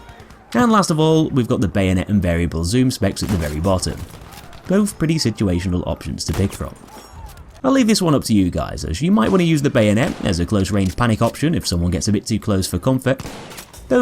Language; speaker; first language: English; native; English